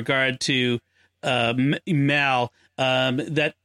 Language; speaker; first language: English; native; English